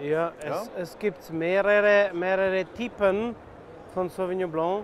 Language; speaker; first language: German; non-native, fluent; Czech